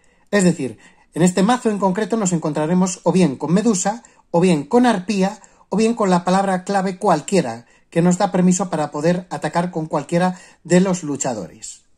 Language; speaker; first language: Spanish; native; Spanish